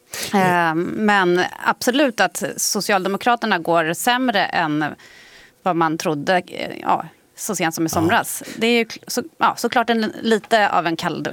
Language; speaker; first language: Swedish; native; Swedish